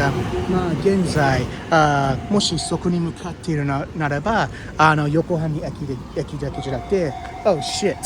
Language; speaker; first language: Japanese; non-native, fluent; English